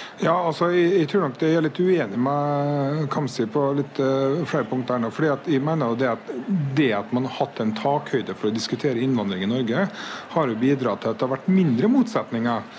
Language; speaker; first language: Norwegian; native; Norwegian